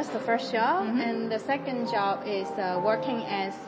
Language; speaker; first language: English; non-native, fluent; Cantonese